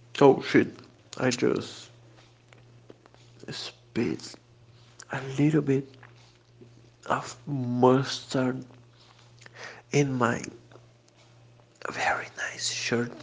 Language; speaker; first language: English; non-native, fluent; Portuguese